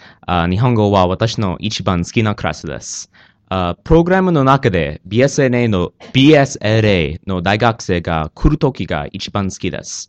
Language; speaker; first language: Japanese; non-native, learner; English